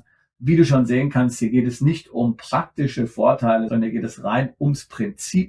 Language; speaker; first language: German; native; German